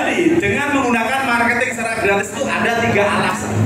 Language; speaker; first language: Indonesian; native; Indonesian